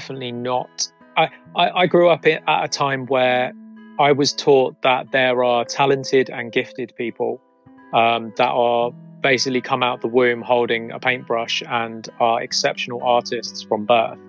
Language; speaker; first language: English; native; English